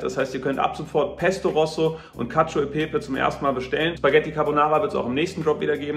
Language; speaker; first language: German; native; German